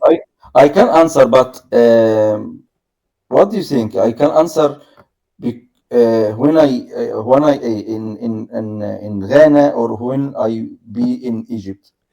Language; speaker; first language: English; non-native, learner; Arabic